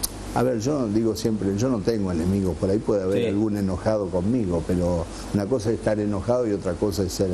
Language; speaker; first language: Spanish; native; Spanish